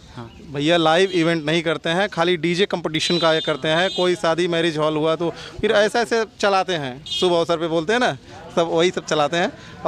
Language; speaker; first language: Hindi; native; Hindi